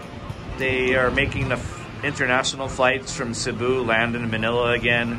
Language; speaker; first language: English; native; English